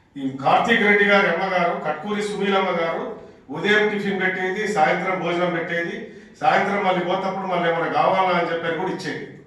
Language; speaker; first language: Telugu; non-native, local second language; Urdu